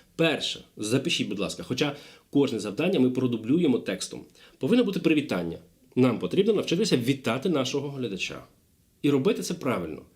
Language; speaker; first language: Ukrainian; non-native, local second language; Russian